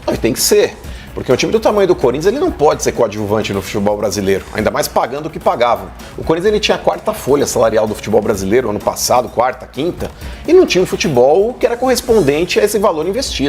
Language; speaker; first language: Portuguese; native; Portuguese